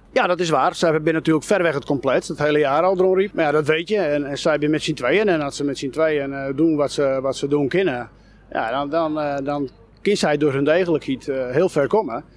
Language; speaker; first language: Dutch; non-native, local second language; Western Frisian